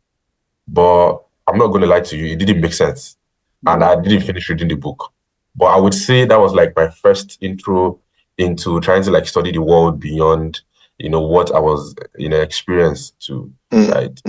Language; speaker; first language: English; non-native, local second language; Yoruba